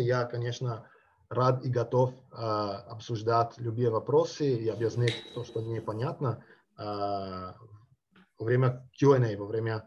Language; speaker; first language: Russian; non-native, fluent; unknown